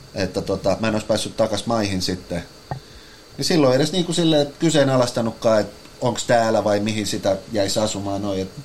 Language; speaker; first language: English; non-native, fluent; Finnish